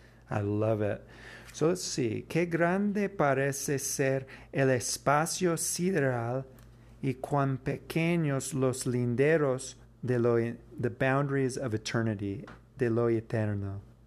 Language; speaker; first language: Spanish; non-native, fluent; English